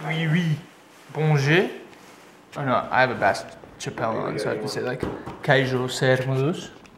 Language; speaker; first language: English; native; English